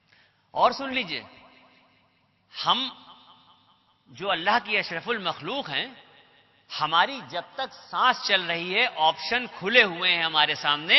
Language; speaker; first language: Urdu; native; Urdu